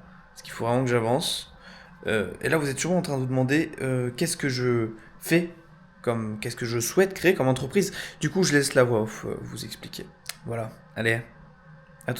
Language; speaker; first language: French; native; French